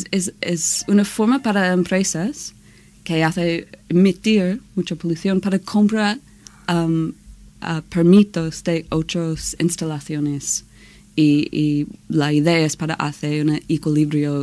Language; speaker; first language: Spanish; non-native, learner; English